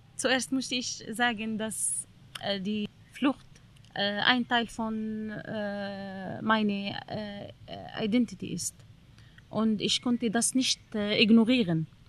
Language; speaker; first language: German; non-native, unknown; Arabic